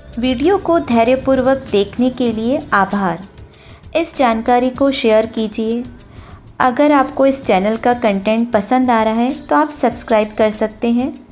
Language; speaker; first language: Hindi; native; Hindi